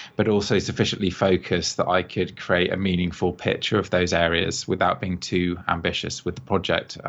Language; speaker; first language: English; native; English